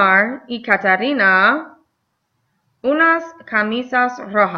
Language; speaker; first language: Spanish; non-native, fluent; English